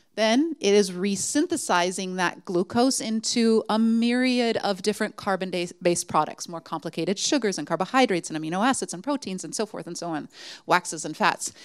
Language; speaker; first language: English; native; English